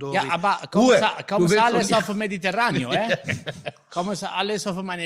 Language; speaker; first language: German; non-native, learner; Italian